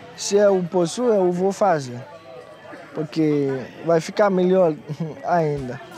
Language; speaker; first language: Portuguese; non-native, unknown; Haitian Creole